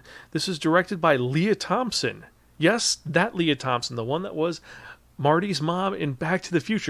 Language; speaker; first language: English; native; English